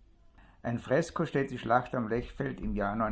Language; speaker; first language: German; native; German